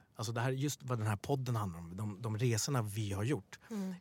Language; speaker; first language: Swedish; early bilingual, other home language; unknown